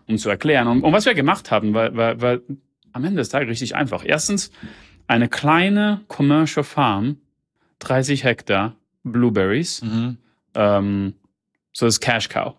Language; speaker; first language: German; early bilingual, heritage; German